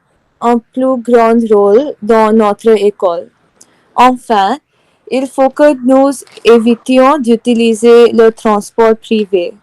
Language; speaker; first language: French; non-native, learner; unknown